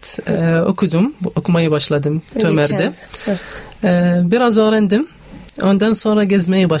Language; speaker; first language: Turkish; non-native, learner; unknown